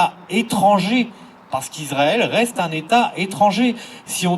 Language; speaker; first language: French; native; French